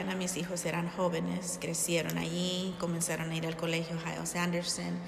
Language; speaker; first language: Spanish; early bilingual, heritage; Spanish